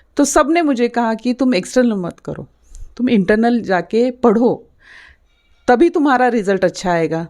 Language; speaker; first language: Hindi; non-native, local second language; Marathi